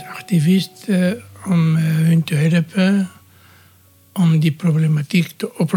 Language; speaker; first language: Dutch; non-native, learner; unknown